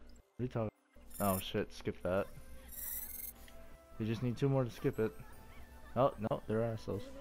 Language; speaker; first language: English; native; English